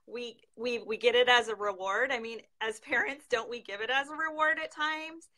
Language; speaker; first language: English; native; English